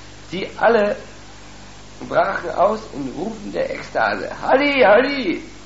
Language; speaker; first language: German; native; German